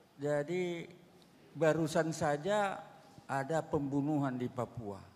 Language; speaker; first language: Indonesian; non-native, local second language; Batak Toba